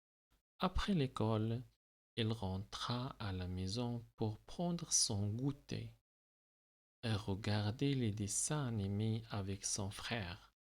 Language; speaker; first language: French; non-native, local second language; Arabic